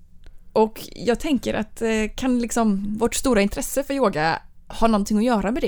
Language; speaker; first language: Swedish; native; Swedish